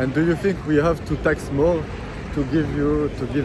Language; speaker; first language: English; non-native, learner; French